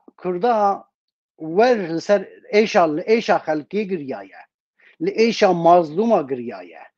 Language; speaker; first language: Kurdish; native; Kurdish